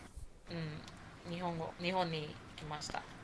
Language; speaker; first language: Japanese; non-native, learner; Spanish